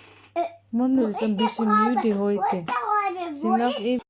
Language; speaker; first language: German; non-native, learner; Cebuano